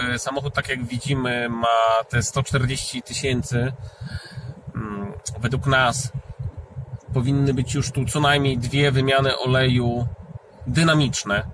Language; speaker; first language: Polish; native; Polish